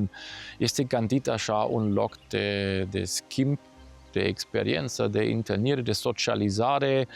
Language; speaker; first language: Romanian; non-native, fluent; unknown